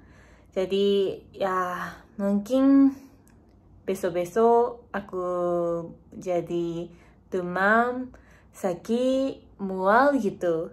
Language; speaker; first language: Indonesian; non-native, learner; Japanese